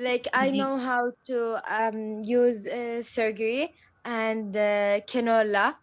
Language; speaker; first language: English; non-native, learner; Arabic